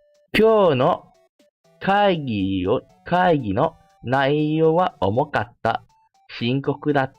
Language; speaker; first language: Japanese; non-native, fluent; Malay